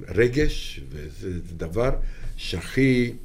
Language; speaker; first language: Hebrew; non-native, fluent; Romanian